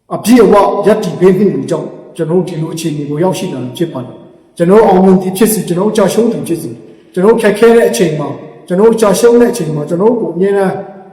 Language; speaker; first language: Burmese; non-native, local second language; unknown